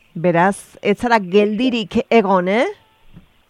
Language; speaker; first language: Basque; native; Basque